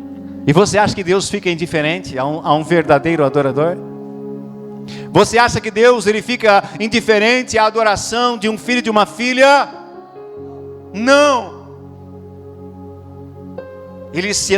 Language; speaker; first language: Portuguese; native; Portuguese